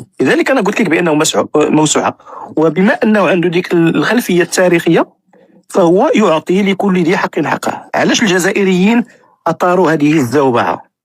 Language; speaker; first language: Arabic; native; Arabic